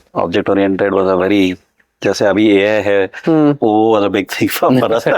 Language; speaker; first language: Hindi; non-native, local second language; Telugu